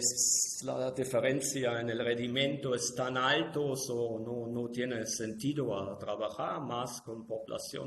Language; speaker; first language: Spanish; non-native, fluent; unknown